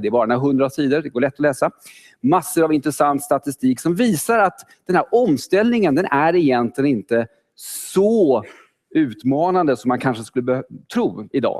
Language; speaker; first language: Swedish; native; Swedish